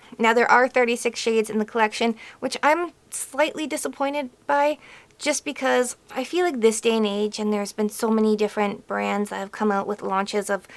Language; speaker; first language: English; native; English